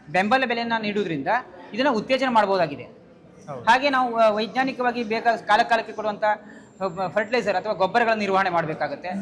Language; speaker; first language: Kannada; native; Kannada